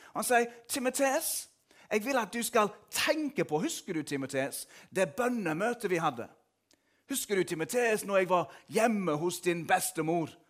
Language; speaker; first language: Norwegian; non-native, fluent; English